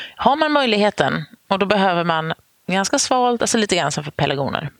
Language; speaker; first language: Swedish; native; Swedish